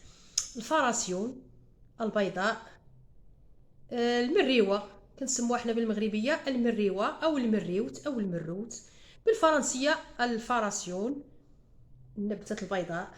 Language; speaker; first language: Arabic; native; Arabic